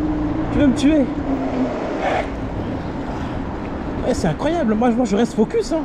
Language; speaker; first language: French; native; French